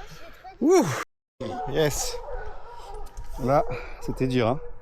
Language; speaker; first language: French; native; French